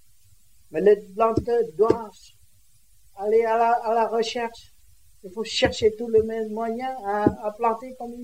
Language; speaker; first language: French; non-native, learner; Vietnamese